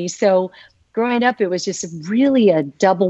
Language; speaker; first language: English; native; English